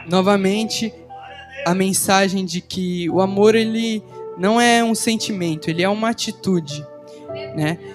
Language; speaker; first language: Portuguese; native; Portuguese